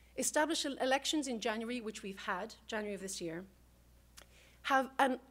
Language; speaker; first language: English; native; English